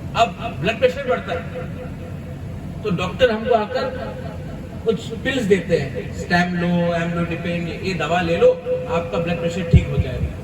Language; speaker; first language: Hindi; non-native, local second language; Kok Borok